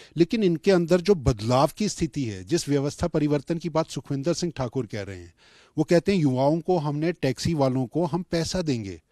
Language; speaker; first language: Hindi; native; Hindi